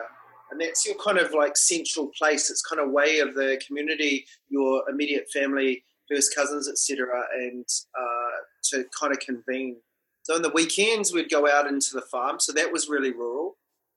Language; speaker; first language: English; non-native, local second language; Māori